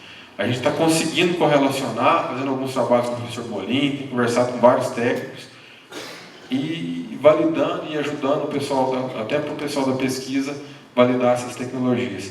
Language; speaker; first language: Portuguese; native; Portuguese